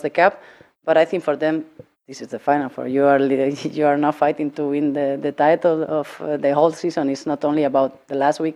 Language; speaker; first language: English; non-native, fluent; Spanish